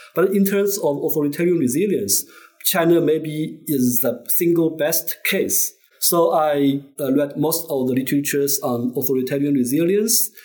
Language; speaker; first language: English; non-native, fluent; Chinese